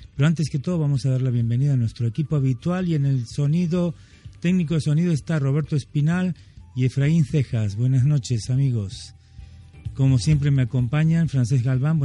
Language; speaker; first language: Spanish; non-native, fluent; German